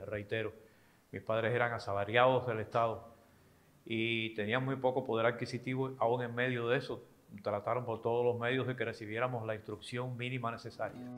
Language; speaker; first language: Spanish; native; Spanish